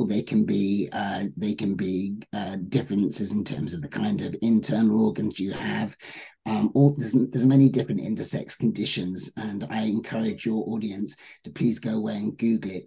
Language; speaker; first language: English; native; English